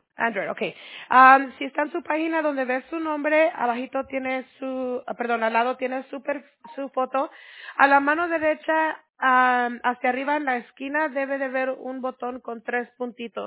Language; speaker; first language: Spanish; early bilingual, heritage; Spanish